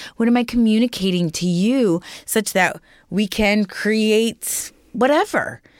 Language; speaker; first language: English; native; English